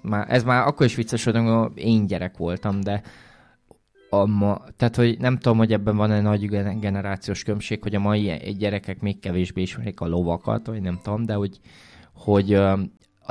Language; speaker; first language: Hungarian; native; Hungarian